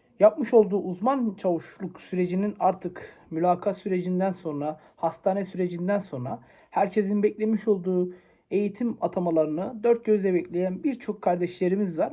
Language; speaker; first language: Turkish; native; Turkish